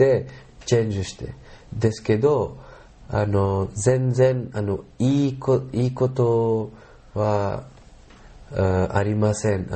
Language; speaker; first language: Japanese; non-native, learner; Arabic